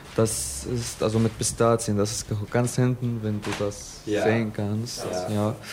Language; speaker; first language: German; non-native, fluent; Arabic